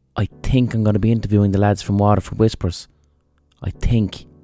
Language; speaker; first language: English; native; English